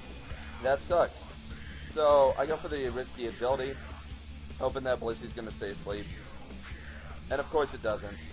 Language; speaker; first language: English; native; English